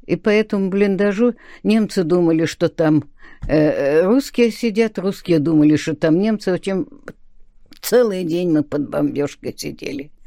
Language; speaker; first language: Russian; early bilingual, other home language; Spanish